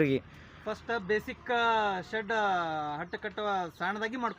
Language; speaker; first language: Kannada; native; Kannada